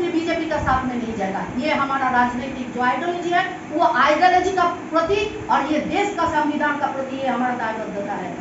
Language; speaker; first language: Hindi; non-native, local second language; Bangla